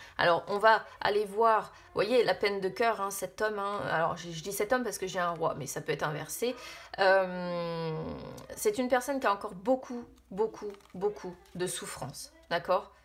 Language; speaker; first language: French; native; French